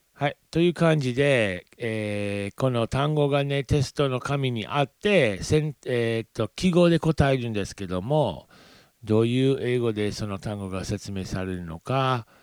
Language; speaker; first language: Japanese; non-native, fluent; English